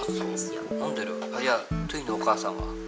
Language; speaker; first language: Japanese; native; Japanese